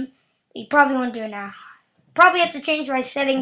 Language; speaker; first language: English; native; English